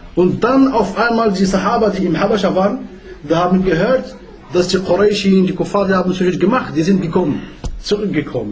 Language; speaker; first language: German; non-native, learner; Arabic